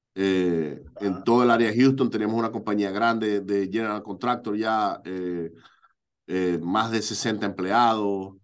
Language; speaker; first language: Spanish; native; Spanish